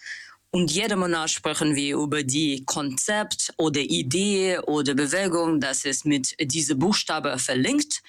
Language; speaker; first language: German; non-native, learner; Russian